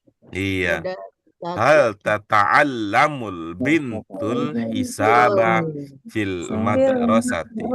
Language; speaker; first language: Arabic; non-native, fluent; Indonesian